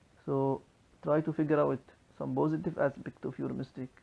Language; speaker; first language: English; non-native, local second language; Arabic